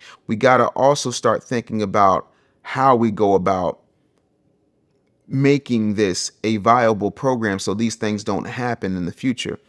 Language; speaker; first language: English; native; English